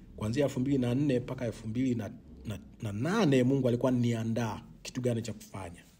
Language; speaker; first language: Swahili; native; Swahili